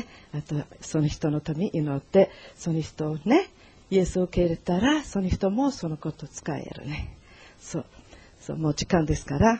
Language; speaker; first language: Japanese; non-native, learner; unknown